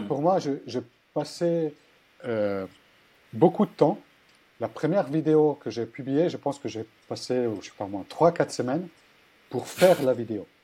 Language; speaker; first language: French; non-native, fluent; Italian